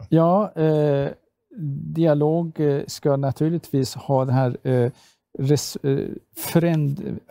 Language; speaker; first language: Swedish; non-native, fluent; Persian